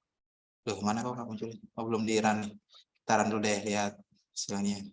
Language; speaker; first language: Indonesian; native; Indonesian